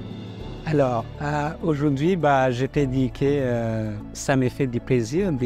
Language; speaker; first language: French; non-native, learner; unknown